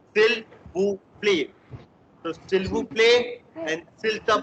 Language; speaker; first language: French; non-native, fluent; Hindi